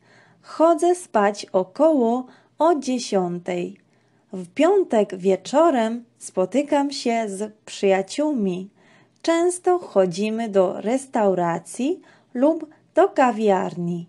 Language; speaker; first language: Polish; non-native, fluent; Georgian